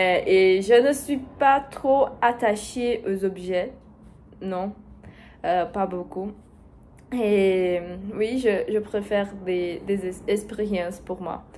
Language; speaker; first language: French; non-native, learner; Portuguese